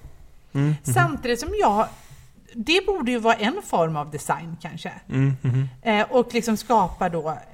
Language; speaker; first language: Swedish; native; Swedish